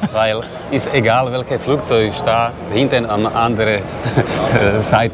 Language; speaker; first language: German; non-native, learner; Slovak